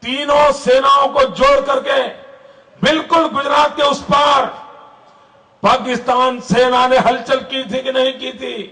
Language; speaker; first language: Hindi; non-native, local second language; Gujarati